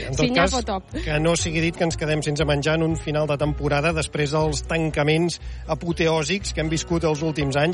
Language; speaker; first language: Catalan; native; Catalan